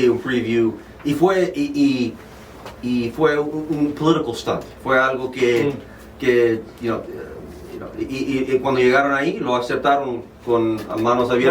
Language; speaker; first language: Spanish; early bilingual, heritage; Spanish